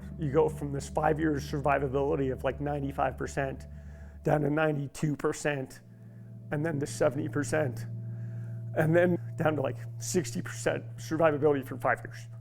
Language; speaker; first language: English; native; English